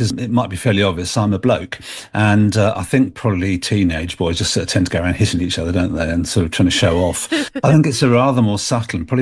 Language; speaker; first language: English; native; English